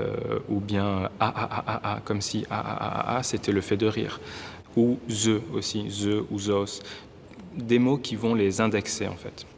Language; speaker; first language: French; native; French